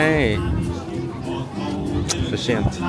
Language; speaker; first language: Swedish; non-native, learner; Cantonese